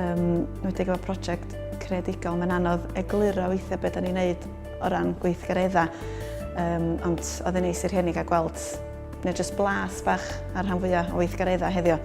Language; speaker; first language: Welsh; native; Welsh